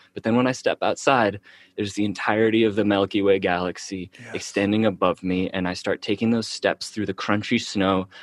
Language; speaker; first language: English; native; English